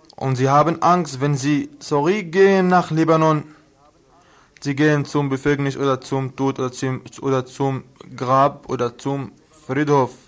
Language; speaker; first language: German; non-native, learner; Arabic